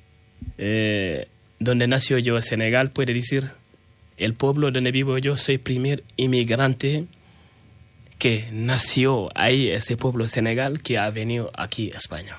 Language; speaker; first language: Spanish; non-native, learner; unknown